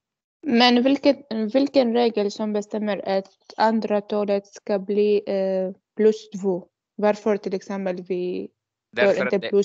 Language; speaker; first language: Swedish; non-native, learner; Arabic